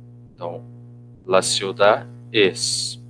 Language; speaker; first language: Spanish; non-native, fluent; Portuguese